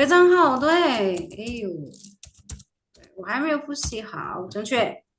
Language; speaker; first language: Chinese; non-native, fluent; Indonesian